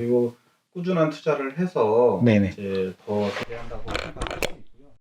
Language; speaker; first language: Korean; native; Korean